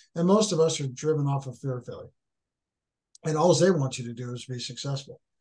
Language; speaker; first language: English; native; English